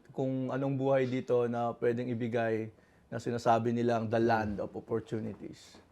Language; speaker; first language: Filipino; non-native, local second language; Bikol